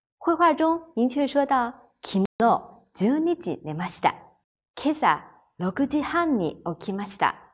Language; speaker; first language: Japanese; non-native, fluent; Chinese